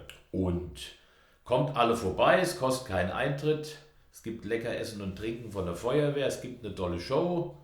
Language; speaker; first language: German; native; German